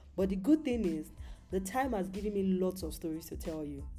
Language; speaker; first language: English; non-native, local second language; Yoruba